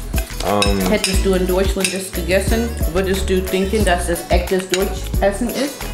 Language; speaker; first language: German; non-native, fluent; English